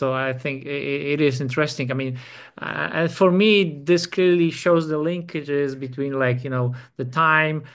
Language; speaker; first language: English; non-native, fluent; Polish